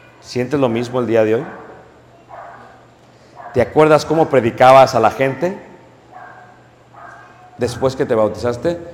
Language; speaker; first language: Spanish; native; Spanish